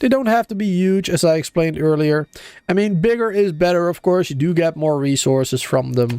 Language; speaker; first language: English; native; English